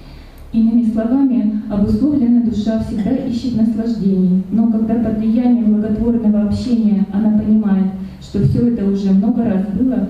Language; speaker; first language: Russian; native; Russian